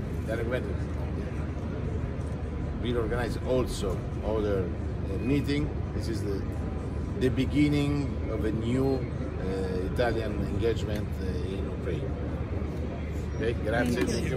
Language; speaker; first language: English; non-native, learner; Italian